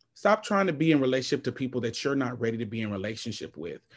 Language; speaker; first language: English; native; English